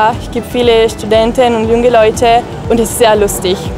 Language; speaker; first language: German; non-native, learner; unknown